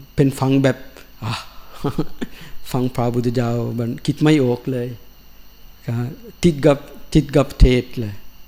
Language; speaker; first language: Thai; non-native, learner; Sinhala